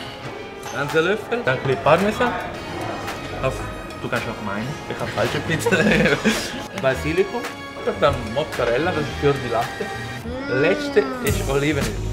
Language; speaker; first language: German; non-native, learner; Italian